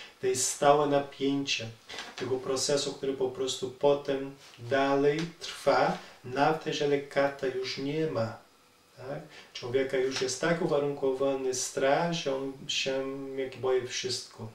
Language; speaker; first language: Polish; non-native, learner; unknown